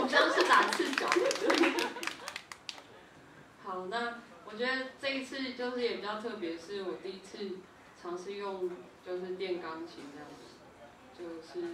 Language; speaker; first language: Chinese; native; Chinese